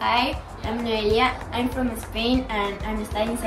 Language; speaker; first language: English; non-native, fluent; Spanish